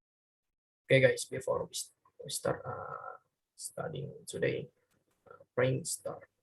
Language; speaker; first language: English; non-native, learner; Indonesian